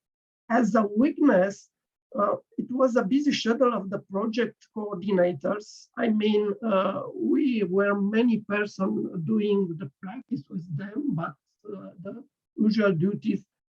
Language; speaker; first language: English; non-native, fluent; Romanian